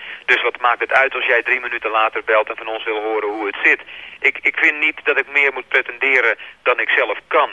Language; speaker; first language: Dutch; native; Dutch